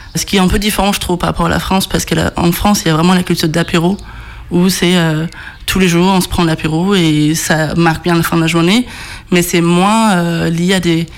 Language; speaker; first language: French; non-native, fluent; Danish